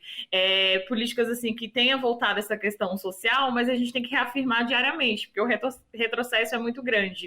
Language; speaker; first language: Portuguese; native; Portuguese